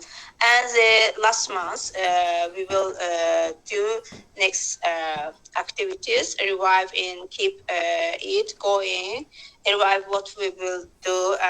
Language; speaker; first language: English; non-native, learner; Azerbaijani